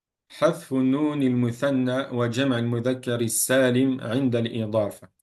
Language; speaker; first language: Arabic; non-native, fluent; French